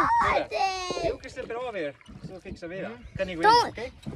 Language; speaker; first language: Swedish; native; Swedish